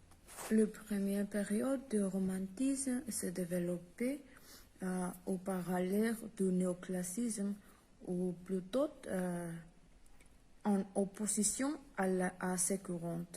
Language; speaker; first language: French; non-native, learner; Spanish